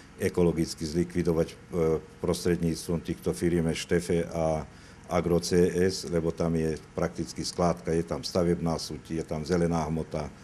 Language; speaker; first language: Slovak; native; Slovak